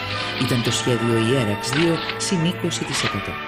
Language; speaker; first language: Greek; native; Greek